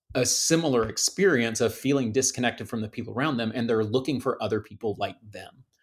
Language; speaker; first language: English; native; English